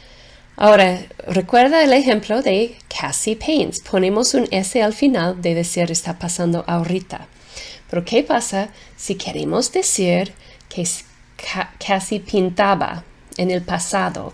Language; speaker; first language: Spanish; non-native, fluent; English